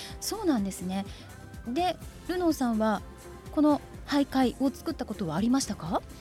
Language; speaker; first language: Japanese; native; Japanese